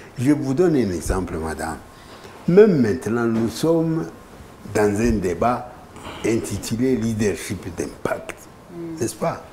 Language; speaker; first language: French; non-native, local second language; Kinyarwanda